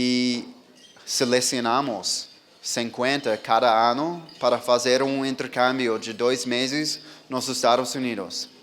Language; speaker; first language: Portuguese; non-native, fluent; English